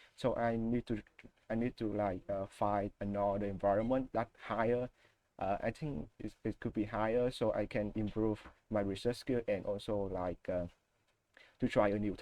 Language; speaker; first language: English; non-native, learner; Vietnamese